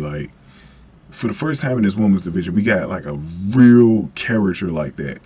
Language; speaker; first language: English; native; English